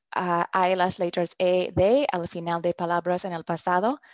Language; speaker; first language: Spanish; non-native, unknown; English